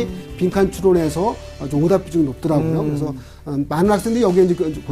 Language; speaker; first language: Korean; native; Korean